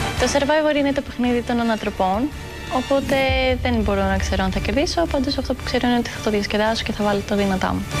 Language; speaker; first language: Greek; native; Greek